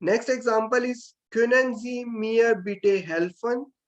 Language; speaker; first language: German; non-native, fluent; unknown